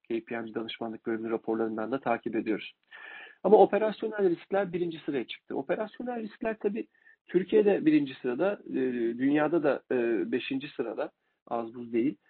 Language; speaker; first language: Turkish; native; Turkish